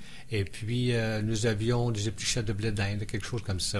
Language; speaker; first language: French; native; French